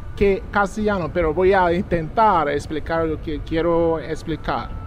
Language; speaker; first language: Spanish; non-native, learner; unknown